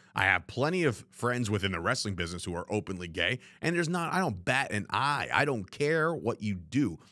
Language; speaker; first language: English; native; English